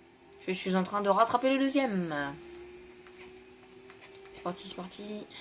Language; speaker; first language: French; native; French